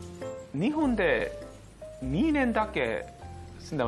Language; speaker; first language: Japanese; non-native, fluent; Korean